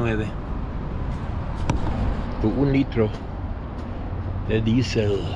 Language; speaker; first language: Spanish; non-native, fluent; English